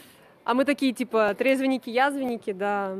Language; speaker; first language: Russian; native; Russian